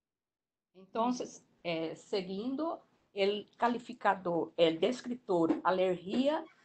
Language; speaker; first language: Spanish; non-native, learner; Portuguese